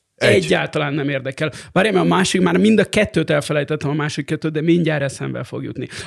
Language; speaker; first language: Hungarian; native; Hungarian